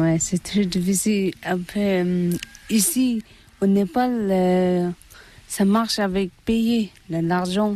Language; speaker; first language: French; non-native, learner; Tibetan